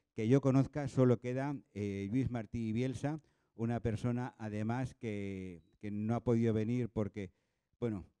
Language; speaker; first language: Spanish; non-native, local second language; Catalan